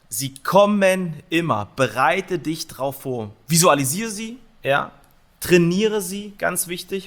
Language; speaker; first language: German; native; German